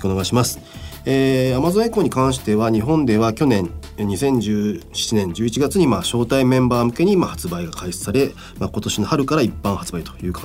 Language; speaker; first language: Japanese; native; Japanese